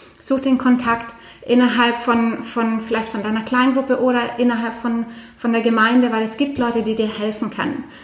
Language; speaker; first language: German; non-native, fluent; Norwegian